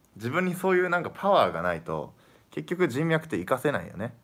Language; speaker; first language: Japanese; native; Japanese